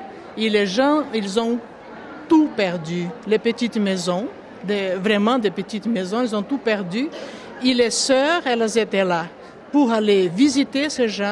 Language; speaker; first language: French; non-native, local second language; Portuguese